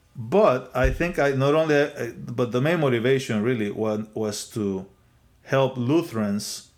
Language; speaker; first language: English; non-native, fluent; Spanish